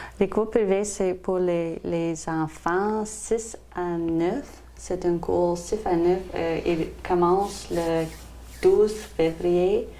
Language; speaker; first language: French; non-native, local second language; English